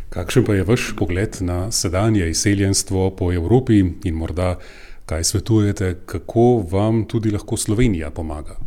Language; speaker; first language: Slovenian; native; Slovenian